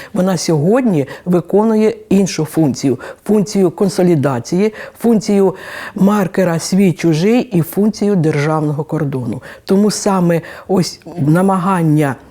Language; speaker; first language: Ukrainian; native; Ukrainian